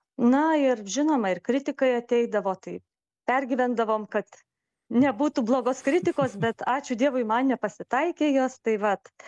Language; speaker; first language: Lithuanian; native; Lithuanian